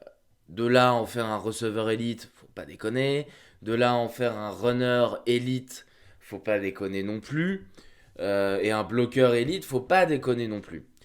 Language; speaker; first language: French; native; French